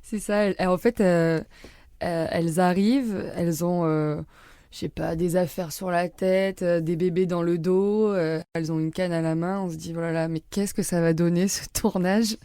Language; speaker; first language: French; native; French